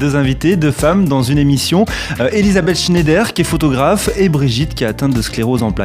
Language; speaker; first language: French; native; French